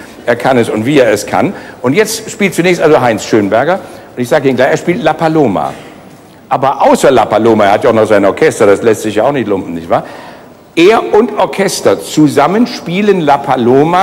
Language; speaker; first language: German; native; German